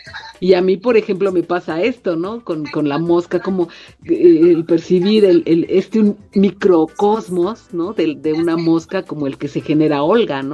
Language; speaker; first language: Spanish; native; Spanish